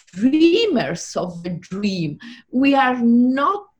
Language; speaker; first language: English; non-native, fluent; Italian